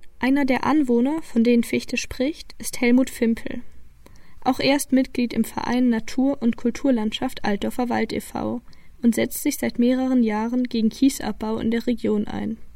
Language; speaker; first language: German; native; German